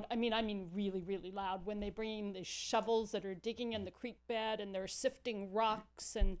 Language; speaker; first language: English; native; English